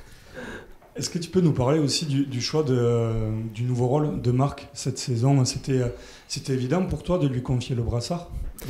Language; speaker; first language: French; native; French